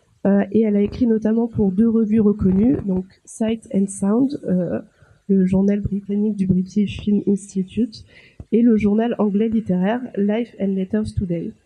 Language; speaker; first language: French; native; French